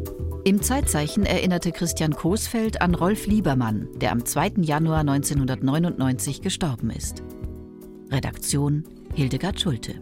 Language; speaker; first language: German; native; German